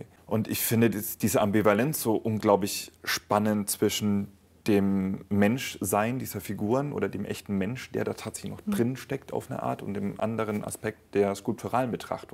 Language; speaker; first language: German; native; German